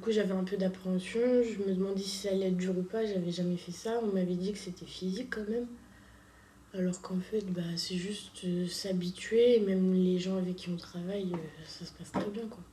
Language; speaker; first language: French; native; French